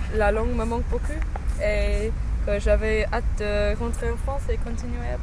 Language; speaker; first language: French; non-native, learner; English